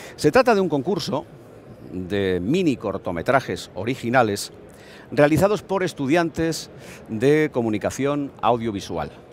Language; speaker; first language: Spanish; native; Spanish